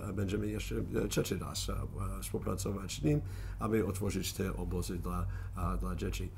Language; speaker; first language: Polish; non-native, fluent; English